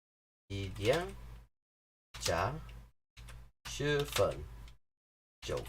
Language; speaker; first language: Chinese; non-native, learner; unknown